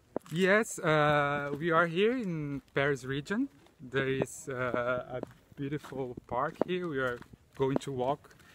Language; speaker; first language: English; non-native, fluent; Portuguese